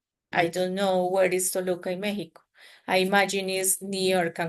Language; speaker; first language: English; non-native, fluent; Spanish